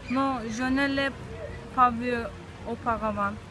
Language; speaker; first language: French; non-native, learner; Turkish